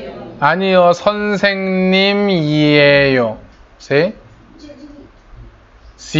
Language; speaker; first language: Spanish; non-native, fluent; Korean